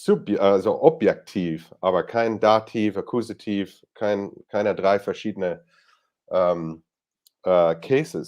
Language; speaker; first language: German; non-native, fluent; English